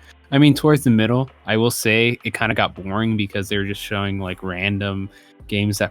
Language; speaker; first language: English; native; English